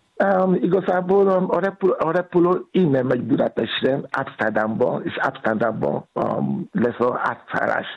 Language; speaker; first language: Hungarian; non-native, learner; Yoruba